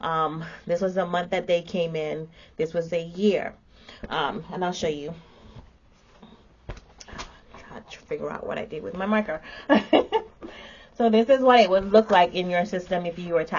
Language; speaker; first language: English; native; English